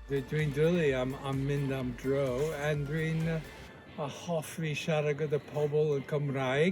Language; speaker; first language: Welsh; non-native, learner; English